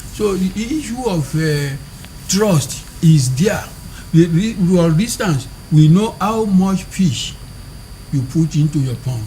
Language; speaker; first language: English; non-native, local second language; Yoruba